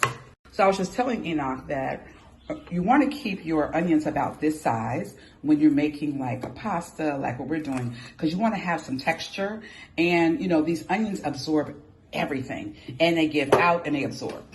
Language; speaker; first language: English; native; English